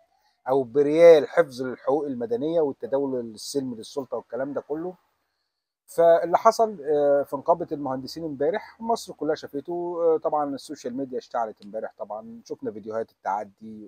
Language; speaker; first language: Arabic; native; Arabic